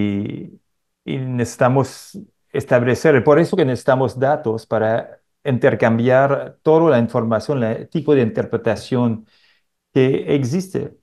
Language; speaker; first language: Spanish; non-native, fluent; French